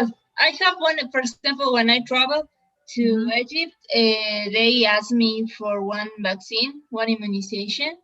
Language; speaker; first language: English; non-native, learner; Spanish